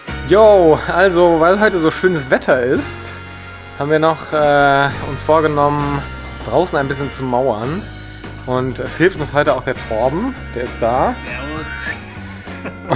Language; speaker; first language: German; native; German